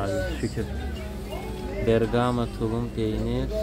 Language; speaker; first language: Turkish; non-native, fluent; Russian